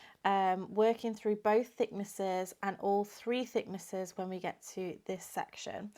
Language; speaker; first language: English; native; English